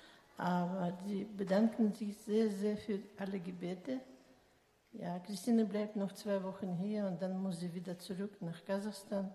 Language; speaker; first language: German; early bilingual, heritage; German